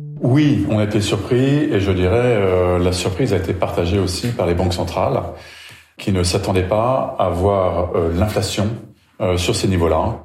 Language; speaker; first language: French; native; French